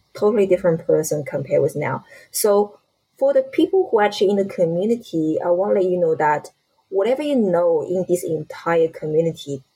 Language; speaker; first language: English; non-native, fluent; Chinese